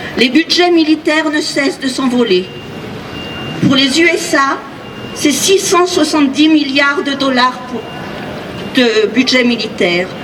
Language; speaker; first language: French; native; French